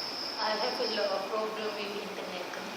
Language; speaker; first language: English; non-native, local second language; Malay